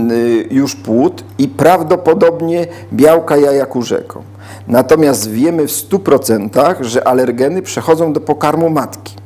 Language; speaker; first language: Polish; native; Polish